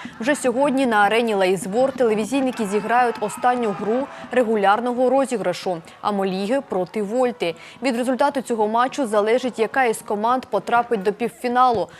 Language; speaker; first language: Ukrainian; native; Ukrainian